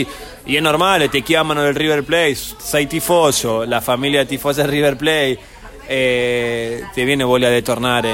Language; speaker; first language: Italian; non-native, fluent; Spanish